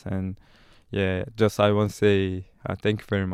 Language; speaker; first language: English; non-native, learner; Korean